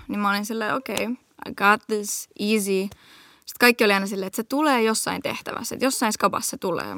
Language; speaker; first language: Finnish; early bilingual, heritage; Finnish